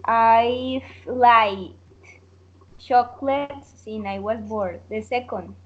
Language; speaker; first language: English; non-native, learner; Spanish